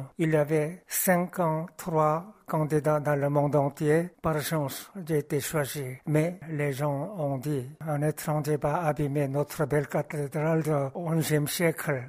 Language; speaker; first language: French; non-native, fluent; Korean